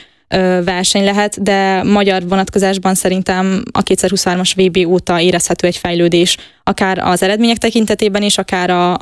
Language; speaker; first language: Hungarian; native; Hungarian